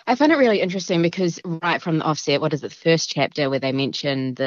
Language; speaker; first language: English; native; English